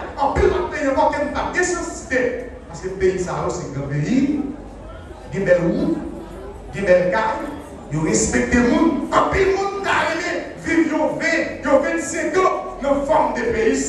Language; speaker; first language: French; non-native, local second language; Haitian Creole